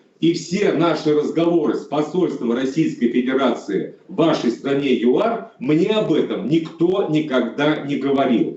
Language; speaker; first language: Russian; native; Russian